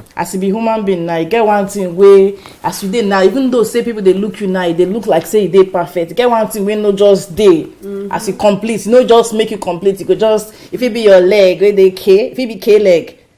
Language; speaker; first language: Nigerian Pidgin; native; Nigerian Pidgin